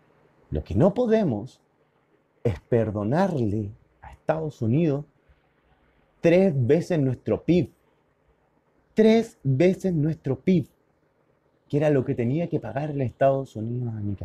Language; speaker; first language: Spanish; native; Spanish